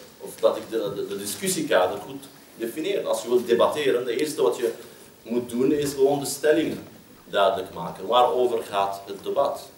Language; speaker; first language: Dutch; non-native, fluent; Arabic